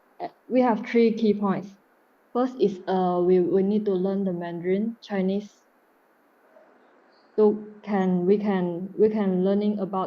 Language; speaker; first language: English; non-native, learner; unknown